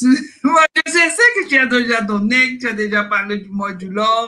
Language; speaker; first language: French; non-native, fluent; Portuguese